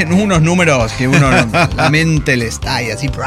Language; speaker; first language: Spanish; native; Spanish